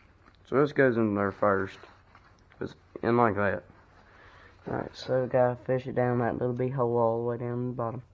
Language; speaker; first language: English; native; English